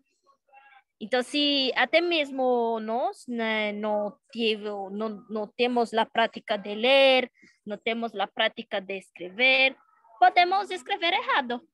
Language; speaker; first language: Spanish; non-native, learner; Portuguese